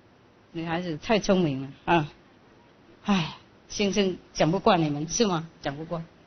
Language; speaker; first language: Chinese; non-native, fluent; Vietnamese